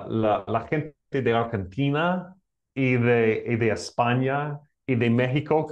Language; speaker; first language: Spanish; non-native, learner; English